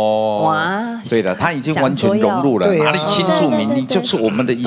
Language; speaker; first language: Chinese; native; Chinese